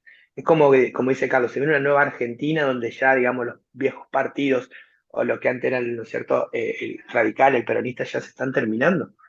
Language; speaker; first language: Spanish; native; Spanish